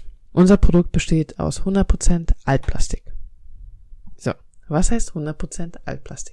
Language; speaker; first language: German; native; German